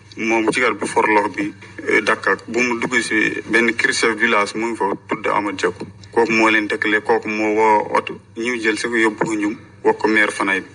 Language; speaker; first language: Wolof; non-native, local second language; Fula